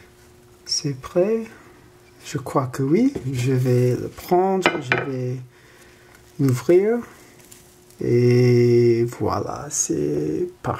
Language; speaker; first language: French; non-native, learner; English